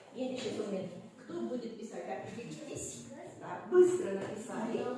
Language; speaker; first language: Russian; non-native, local second language; Kazakh